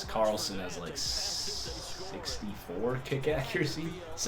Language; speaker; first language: English; native; English